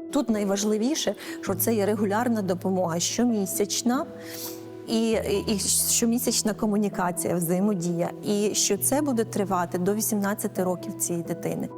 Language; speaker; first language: Ukrainian; native; Ukrainian